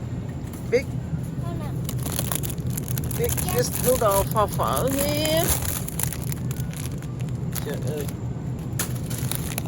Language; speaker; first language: English; non-native, learner; Vietnamese